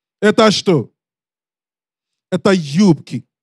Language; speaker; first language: Russian; non-native, learner; English